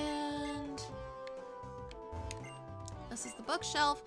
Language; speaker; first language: English; native; English